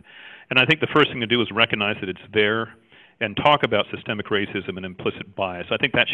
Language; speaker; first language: English; native; English